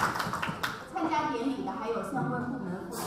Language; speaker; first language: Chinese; native; Chinese